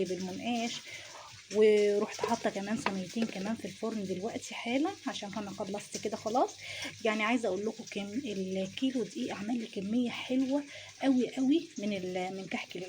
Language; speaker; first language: Arabic; native; Arabic